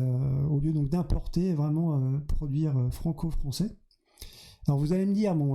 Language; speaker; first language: French; native; French